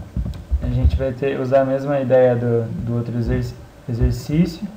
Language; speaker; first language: Portuguese; native; Portuguese